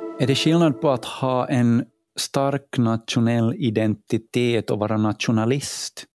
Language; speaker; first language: Swedish; native; Swedish